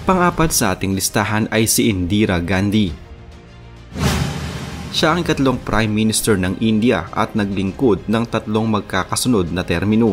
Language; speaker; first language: Filipino; native; Filipino